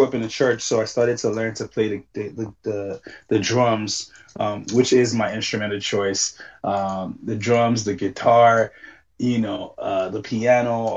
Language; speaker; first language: English; non-native, local second language; Yoruba